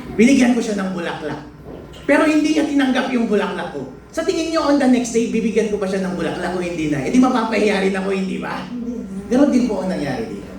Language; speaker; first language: Filipino; non-native, local second language; Iloko